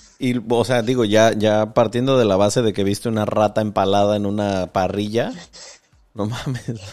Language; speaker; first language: Spanish; native; Spanish